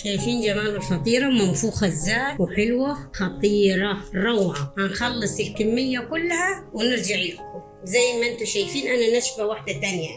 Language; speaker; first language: Arabic; native; Arabic